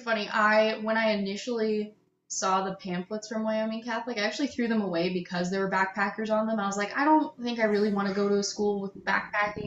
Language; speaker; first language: English; native; English